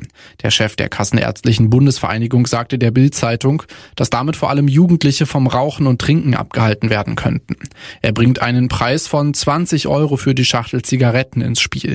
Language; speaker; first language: German; native; German